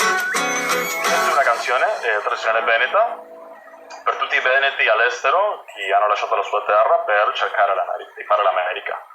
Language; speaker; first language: Italian; non-native, fluent; Spanish